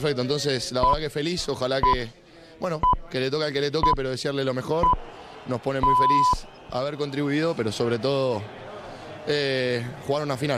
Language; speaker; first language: Spanish; native; Spanish